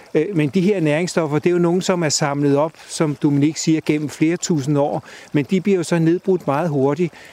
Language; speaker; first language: Danish; native; Danish